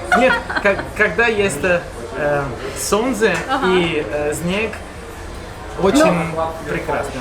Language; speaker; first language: Russian; non-native, learner; Italian